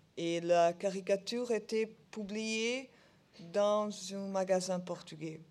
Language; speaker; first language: French; non-native, learner; Portuguese